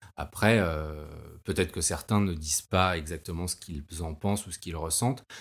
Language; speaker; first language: French; native; French